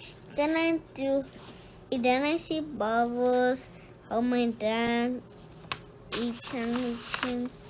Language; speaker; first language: English; early bilingual, other home language; Spanish